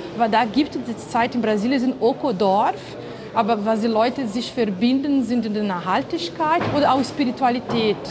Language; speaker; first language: German; non-native, fluent; Portuguese